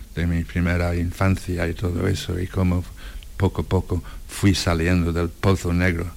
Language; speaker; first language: Spanish; non-native, fluent; English